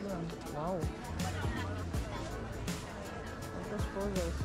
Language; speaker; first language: Spanish; non-native, learner; Japanese